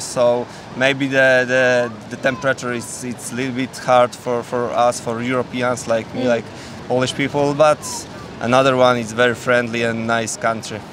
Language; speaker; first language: English; non-native, learner; Polish